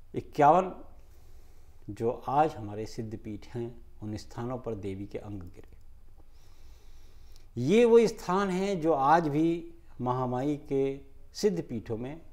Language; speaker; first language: Hindi; native; Hindi